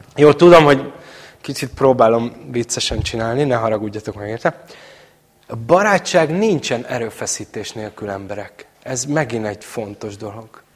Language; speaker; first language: Hungarian; native; Hungarian